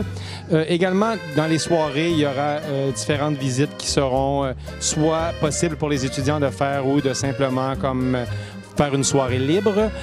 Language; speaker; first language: French; native; French